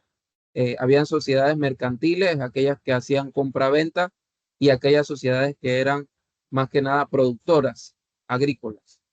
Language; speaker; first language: Spanish; native; Spanish